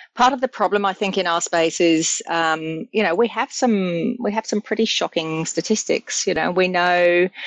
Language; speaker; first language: English; native; English